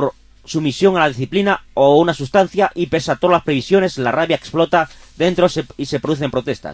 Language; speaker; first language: Spanish; native; Spanish